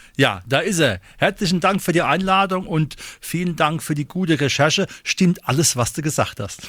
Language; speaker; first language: German; native; German